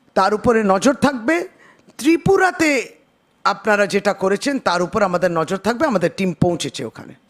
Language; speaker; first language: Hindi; non-native, local second language; Bangla